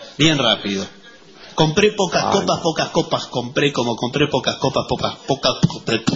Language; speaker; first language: Spanish; native; Spanish